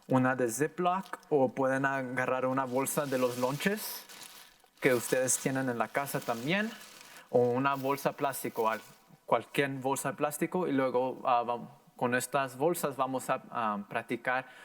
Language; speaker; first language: Spanish; early bilingual, heritage; Spanish